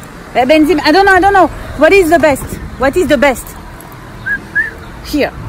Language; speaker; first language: English; non-native, learner; French